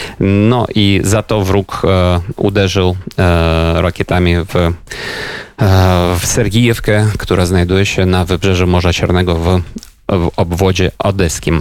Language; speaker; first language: Polish; non-native, fluent; Ukrainian